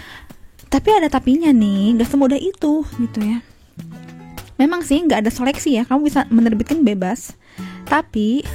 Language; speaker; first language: Indonesian; native; Indonesian